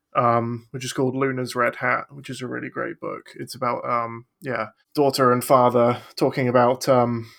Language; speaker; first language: English; native; English